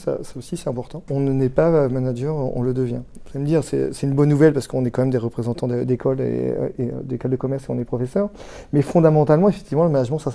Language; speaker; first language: French; native; French